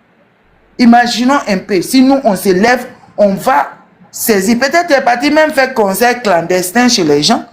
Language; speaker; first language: French; non-native, local second language; Bambara